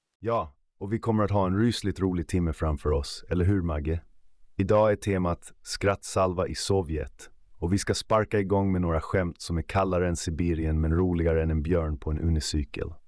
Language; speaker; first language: Swedish; native; Swedish